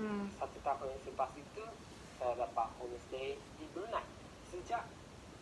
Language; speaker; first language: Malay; non-native, learner; Japanese